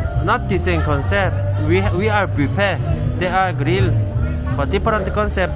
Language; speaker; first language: English; non-native, learner; Korean